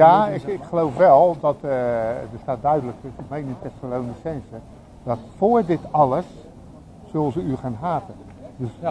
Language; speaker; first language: Dutch; native; Dutch